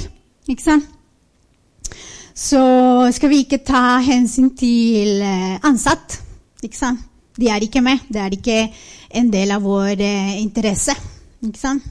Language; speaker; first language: Norwegian; non-native, fluent; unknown